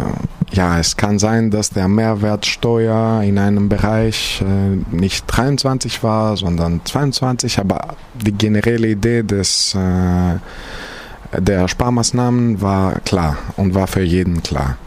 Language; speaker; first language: German; non-native, fluent; Greek